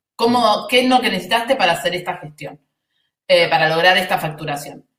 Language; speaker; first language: Spanish; native; Spanish